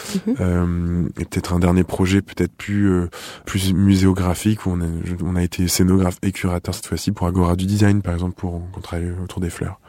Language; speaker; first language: French; native; French